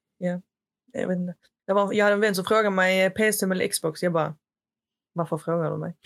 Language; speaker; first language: Swedish; early bilingual, other home language; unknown